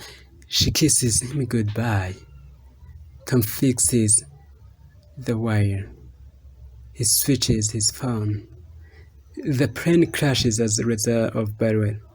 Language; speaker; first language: English; non-native, fluent; Rundi